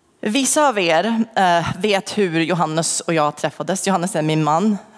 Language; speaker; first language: Swedish; non-native, fluent; English